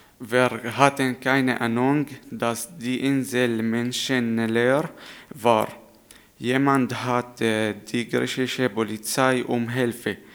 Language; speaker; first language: German; non-native, learner; Arabic